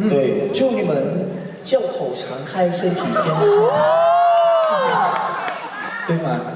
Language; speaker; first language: Chinese; non-native, learner; Thai